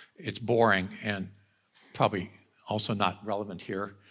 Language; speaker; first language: English; native; English